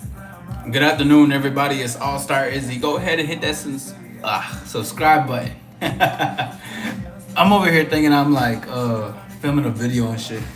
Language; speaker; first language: English; native; English